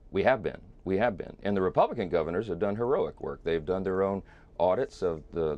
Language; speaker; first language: English; native; English